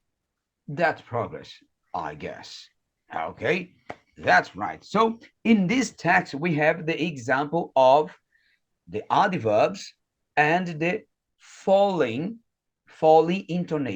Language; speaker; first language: English; non-native, fluent; Portuguese